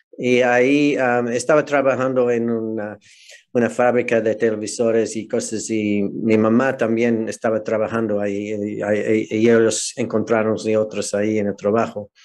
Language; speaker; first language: Spanish; non-native, fluent; English